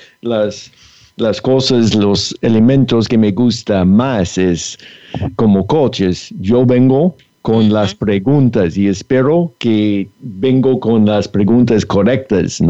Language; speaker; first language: Spanish; non-native, fluent; English